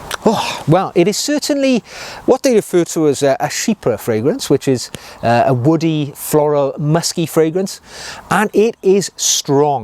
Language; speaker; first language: English; native; English